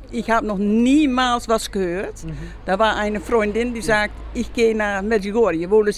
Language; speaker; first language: German; non-native, learner; Dutch